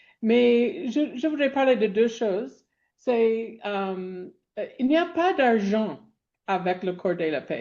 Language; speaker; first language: French; non-native, fluent; English